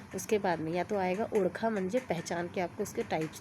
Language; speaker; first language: Hindi; non-native, local second language; Marathi